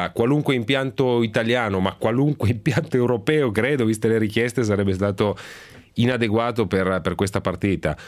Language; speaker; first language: Italian; native; Italian